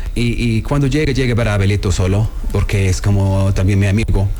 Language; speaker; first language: Spanish; non-native, learner; Arabic